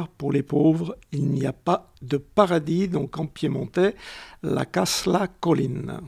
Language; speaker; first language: French; native; French